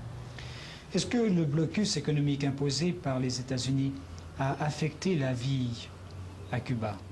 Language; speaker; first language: French; native; French